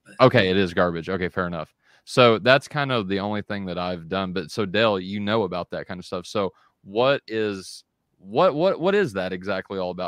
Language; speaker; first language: English; native; English